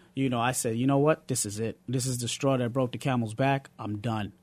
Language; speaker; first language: English; early bilingual, other home language; Spanish